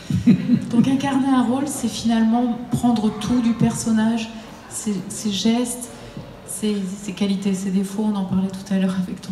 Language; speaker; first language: French; native; French